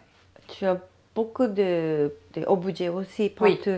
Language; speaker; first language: French; non-native, learner; Japanese